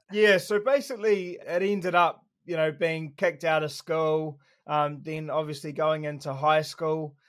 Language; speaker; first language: English; native; English